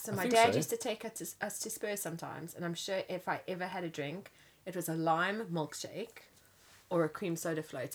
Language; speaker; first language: English; native; English